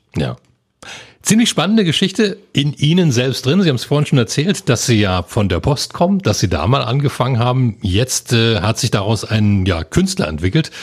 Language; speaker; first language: German; native; German